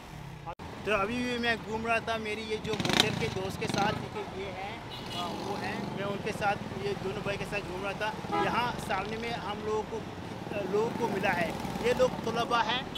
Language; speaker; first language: Hindi; non-native, learner; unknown